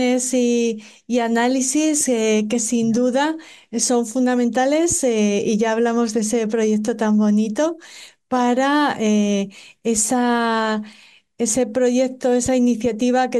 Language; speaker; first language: Spanish; native; Spanish